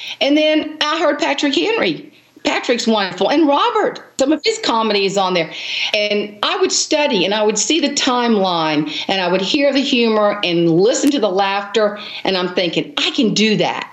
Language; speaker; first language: English; native; English